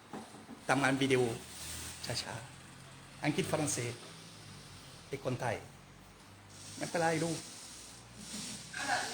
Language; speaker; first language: Thai; non-native, learner; French